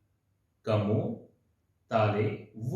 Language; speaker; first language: French; non-native, fluent; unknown